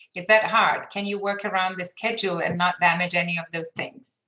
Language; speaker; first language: English; non-native, fluent; Lithuanian